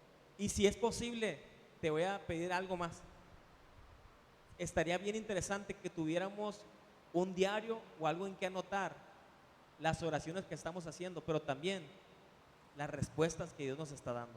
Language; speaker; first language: Spanish; native; Spanish